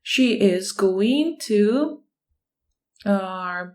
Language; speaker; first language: English; non-native, fluent; Ukrainian